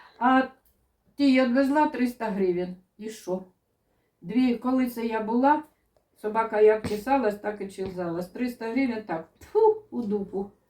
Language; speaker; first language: Ukrainian; native; Ukrainian